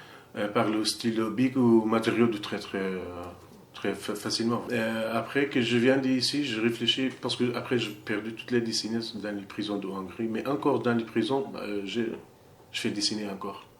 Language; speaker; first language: French; non-native, learner; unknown